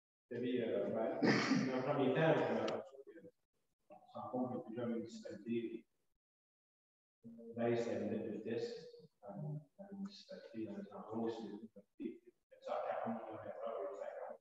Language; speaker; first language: French; native; French